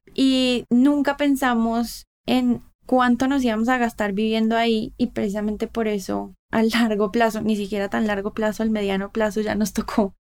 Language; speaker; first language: Spanish; native; Spanish